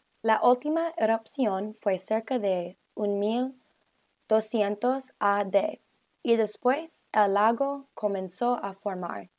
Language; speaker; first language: Spanish; non-native, learner; English